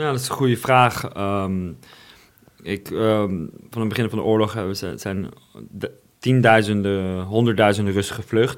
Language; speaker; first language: Dutch; non-native, fluent; Russian